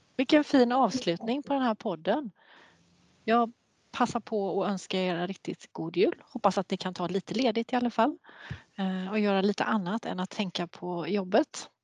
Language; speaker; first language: Swedish; native; Swedish